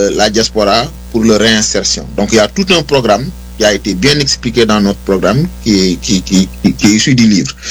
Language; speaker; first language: French; non-native, local second language; Wolof